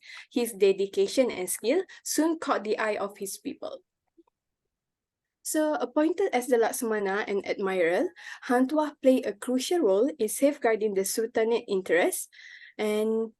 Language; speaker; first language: English; non-native, local second language; Malay